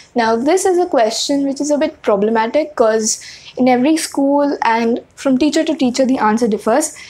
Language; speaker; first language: English; non-native, local second language; Hindi